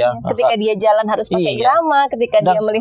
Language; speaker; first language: Indonesian; native; Indonesian